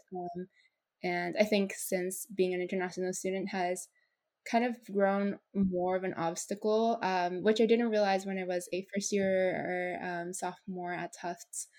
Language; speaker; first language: English; non-native, fluent; Japanese